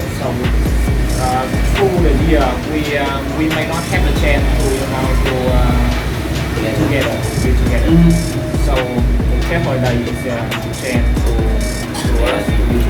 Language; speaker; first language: English; non-native, fluent; Vietnamese